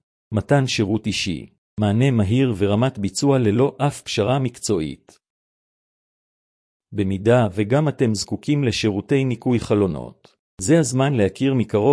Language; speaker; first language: Hebrew; native; Hebrew